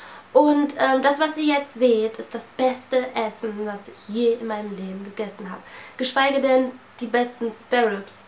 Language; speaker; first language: German; native; German